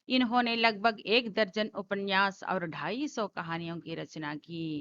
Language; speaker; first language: Hindi; non-native, local second language; Telugu